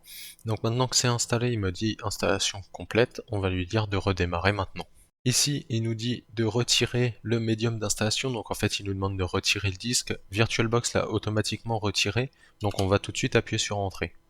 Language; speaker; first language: French; native; French